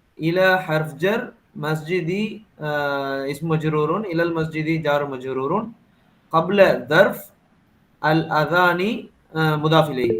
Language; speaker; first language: Arabic; non-native, learner; Tamil